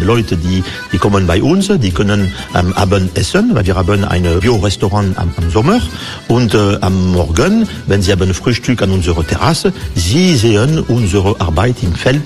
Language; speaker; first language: German; non-native, learner; French